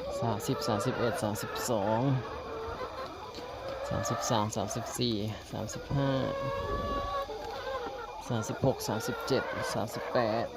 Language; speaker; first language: Thai; native; Thai